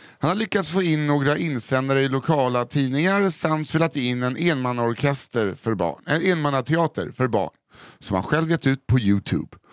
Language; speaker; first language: Swedish; native; Swedish